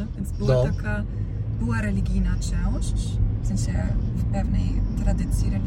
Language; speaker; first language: Polish; non-native, fluent; Croatian